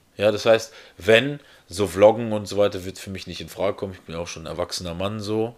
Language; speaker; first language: German; early bilingual, other home language; Russian